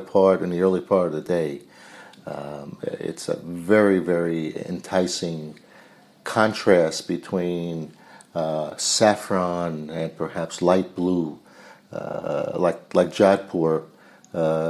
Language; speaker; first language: English; native; English